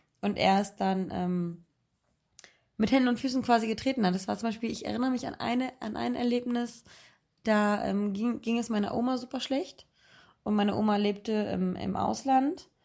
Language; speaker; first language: German; native; German